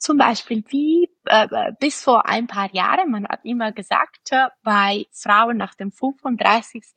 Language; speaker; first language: German; non-native, fluent; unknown